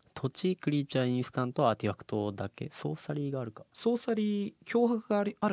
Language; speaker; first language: Japanese; native; Japanese